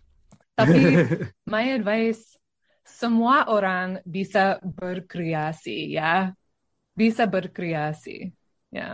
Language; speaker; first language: Indonesian; non-native, learner; English